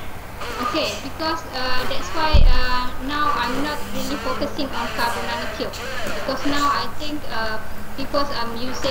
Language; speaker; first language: English; non-native, local second language; Malay